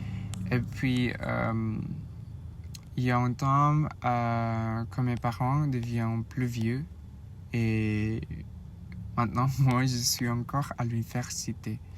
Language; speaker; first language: French; non-native, learner; Indonesian